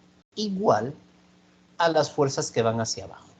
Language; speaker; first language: Spanish; native; Spanish